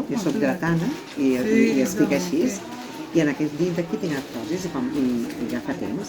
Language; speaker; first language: Catalan; native; Catalan